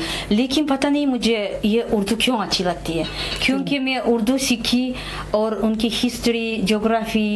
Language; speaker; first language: Hindi; non-native, fluent; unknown